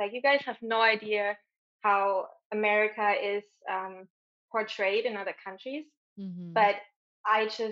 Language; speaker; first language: English; non-native, fluent; German